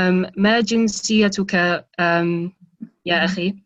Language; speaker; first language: Arabic; non-native, learner; English